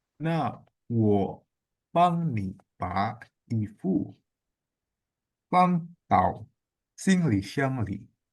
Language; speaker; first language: Chinese; non-native, learner; Indonesian